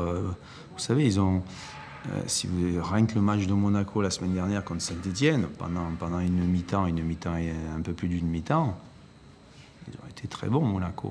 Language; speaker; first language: French; native; French